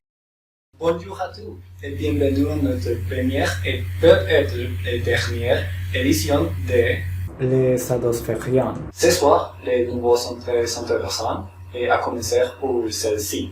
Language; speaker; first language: French; non-native, learner; Spanish